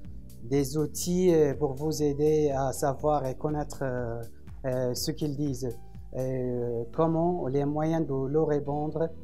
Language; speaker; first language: French; non-native, fluent; Arabic